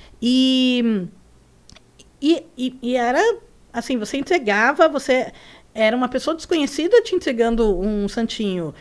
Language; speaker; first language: Portuguese; early bilingual, other home language; Spanish